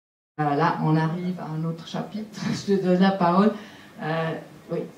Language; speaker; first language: French; non-native, local second language; German